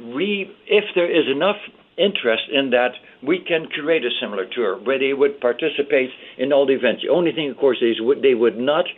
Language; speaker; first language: English; early bilingual, other home language; Dutch